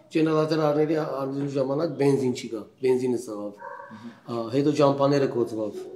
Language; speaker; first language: Armenian; early bilingual, heritage; Armenian